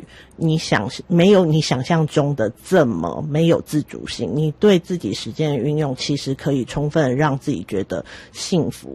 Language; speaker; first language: Chinese; native; Chinese